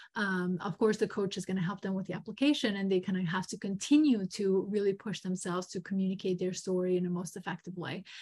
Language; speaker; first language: English; non-native, fluent; Serbian